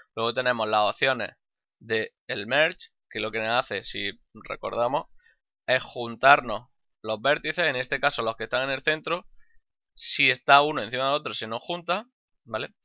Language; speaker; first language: Spanish; native; Spanish